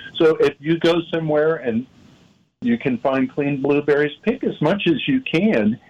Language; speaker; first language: English; native; English